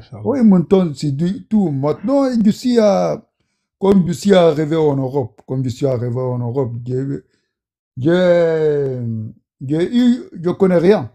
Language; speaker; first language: French; non-native, learner; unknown